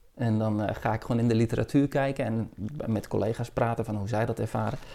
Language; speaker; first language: Dutch; native; Dutch